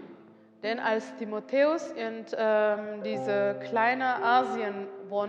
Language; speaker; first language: German; non-native, learner; Indonesian